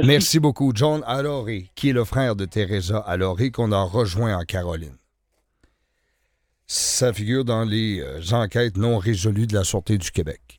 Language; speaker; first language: French; native; French